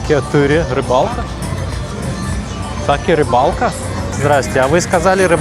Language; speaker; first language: Russian; non-native, learner; Lithuanian